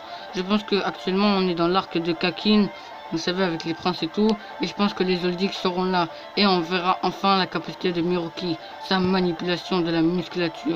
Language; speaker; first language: French; native; French